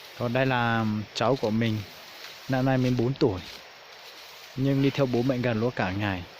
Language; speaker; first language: Vietnamese; non-native, local second language; Hmong